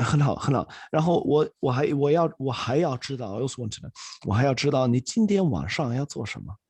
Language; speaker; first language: Chinese; non-native, fluent; Swedish